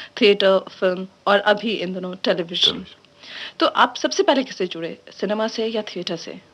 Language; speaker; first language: Hindi; native; Hindi